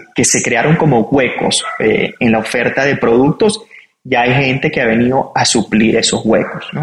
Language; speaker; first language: Spanish; native; Spanish